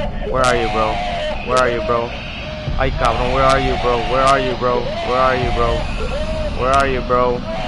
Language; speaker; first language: English; non-native, local second language; Spanish